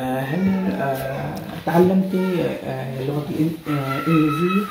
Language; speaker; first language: Arabic; non-native, learner; Bangla